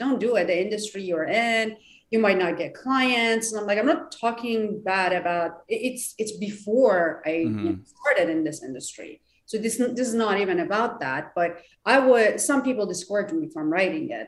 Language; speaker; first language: English; non-native, fluent; Persian